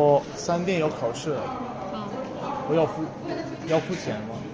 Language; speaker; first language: Chinese; non-native, fluent; Italian